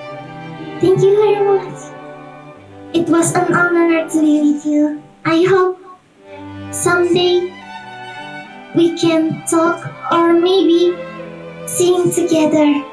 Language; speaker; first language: English; non-native, learner; Indonesian